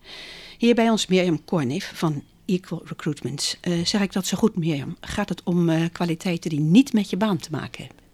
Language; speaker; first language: Dutch; native; Dutch